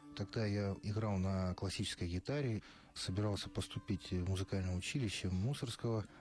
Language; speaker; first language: Russian; native; Russian